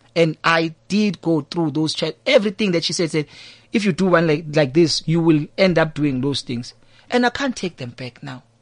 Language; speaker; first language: English; non-native, local second language; Zulu